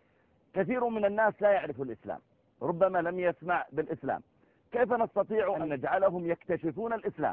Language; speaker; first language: Arabic; native; Arabic